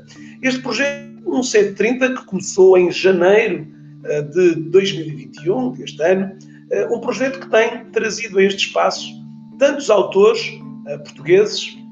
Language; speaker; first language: Portuguese; native; Portuguese